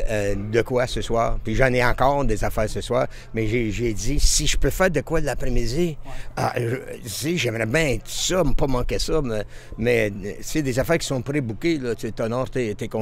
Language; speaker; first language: French; native; French